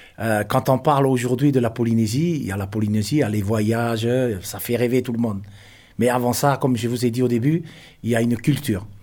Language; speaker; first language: French; non-native, local second language; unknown